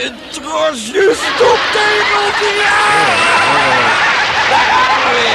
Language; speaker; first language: Dutch; native; Dutch